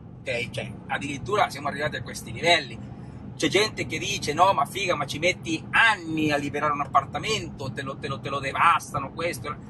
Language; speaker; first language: Italian; non-native, fluent; Spanish